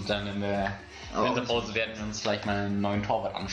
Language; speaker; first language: German; native; German